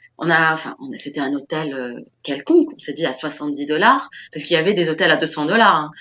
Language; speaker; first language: French; non-native, local second language; Arabic